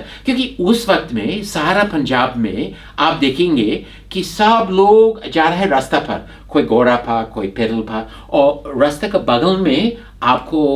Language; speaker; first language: Hindi; non-native, fluent; English